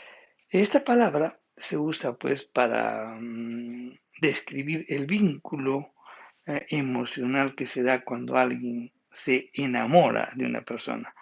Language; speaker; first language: Spanish; native; Spanish